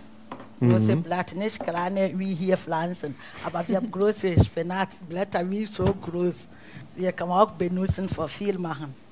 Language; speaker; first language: German; non-native, learner; Akan